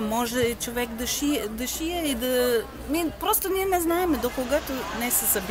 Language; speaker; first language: Bulgarian; non-native, learner; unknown